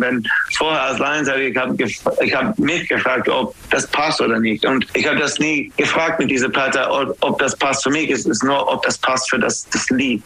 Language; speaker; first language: German; non-native, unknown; English